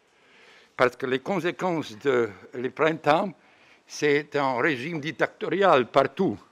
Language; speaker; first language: French; non-native, fluent; Bosnian